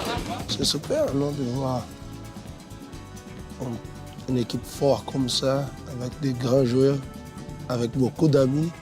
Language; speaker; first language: French; non-native, fluent; Portuguese